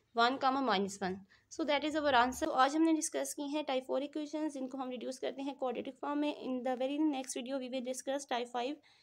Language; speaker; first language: Urdu; non-native, local second language; Punjabi